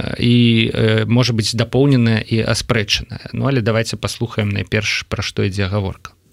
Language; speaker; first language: Belarusian; non-native, local second language; Russian